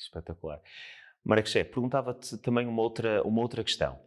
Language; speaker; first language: Portuguese; native; Portuguese